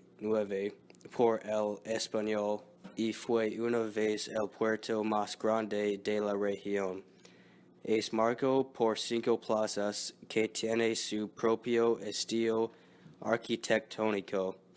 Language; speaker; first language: Spanish; non-native, learner; English